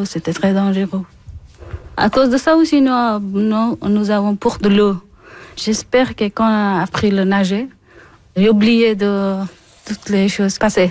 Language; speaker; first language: French; non-native, learner; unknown